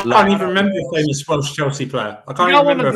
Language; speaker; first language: English; native; English